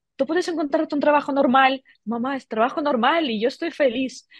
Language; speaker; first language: Spanish; non-native, fluent; Ukrainian